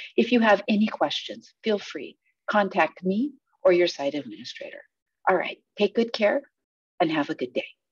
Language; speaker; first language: English; native; English